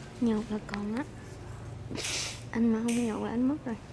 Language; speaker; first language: Vietnamese; native; Vietnamese